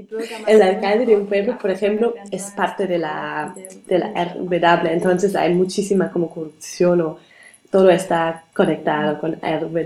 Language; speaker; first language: Spanish; non-native, learner; German